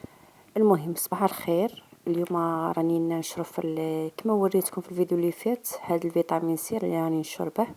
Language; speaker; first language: Arabic; native; Arabic